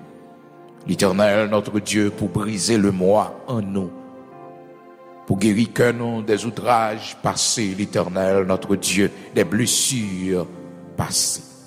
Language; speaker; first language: French; non-native, local second language; Haitian Creole